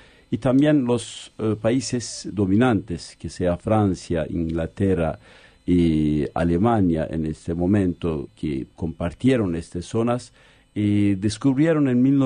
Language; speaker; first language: Spanish; non-native, fluent; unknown